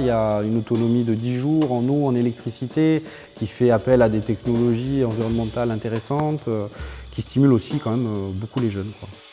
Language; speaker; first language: French; native; French